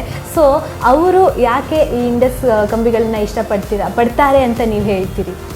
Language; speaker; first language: Kannada; native; Kannada